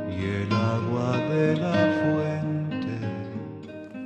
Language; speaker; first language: Spanish; native; Spanish